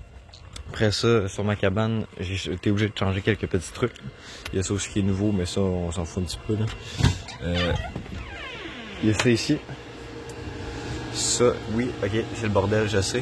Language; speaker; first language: French; native; French